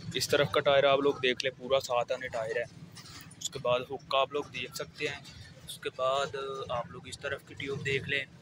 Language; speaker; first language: Urdu; non-native, local second language; Punjabi